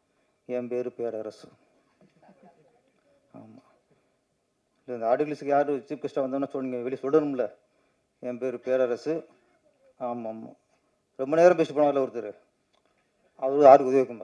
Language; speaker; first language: Tamil; native; Tamil